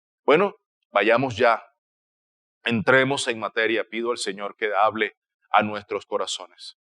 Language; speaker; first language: Spanish; native; Spanish